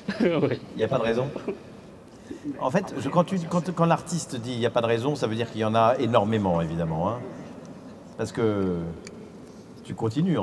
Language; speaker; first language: French; native; French